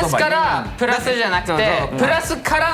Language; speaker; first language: Japanese; native; Japanese